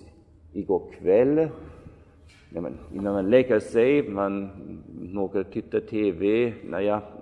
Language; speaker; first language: Swedish; non-native, fluent; German